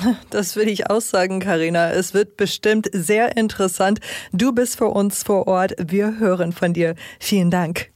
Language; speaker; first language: German; native; German